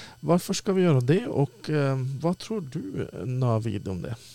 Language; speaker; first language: Swedish; native; Swedish